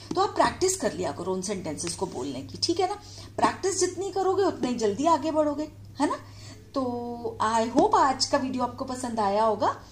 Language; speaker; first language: Hindi; native; Hindi